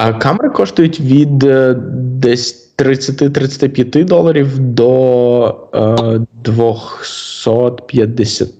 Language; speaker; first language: Ukrainian; native; Ukrainian